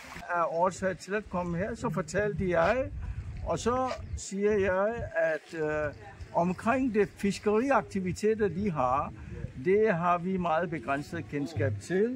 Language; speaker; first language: Danish; non-native, fluent; Bangla